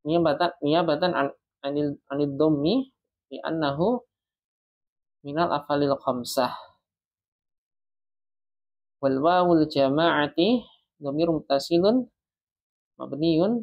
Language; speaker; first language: Arabic; non-native, learner; Indonesian